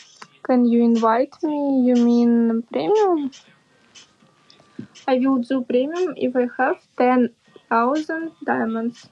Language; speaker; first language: English; non-native, learner; Russian